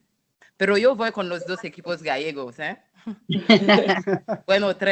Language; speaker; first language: Spanish; non-native, fluent; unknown